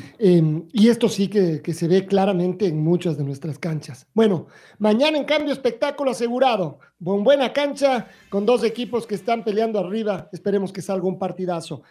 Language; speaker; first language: Spanish; native; Spanish